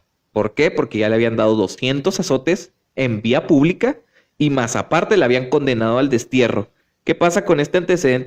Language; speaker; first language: Spanish; native; Spanish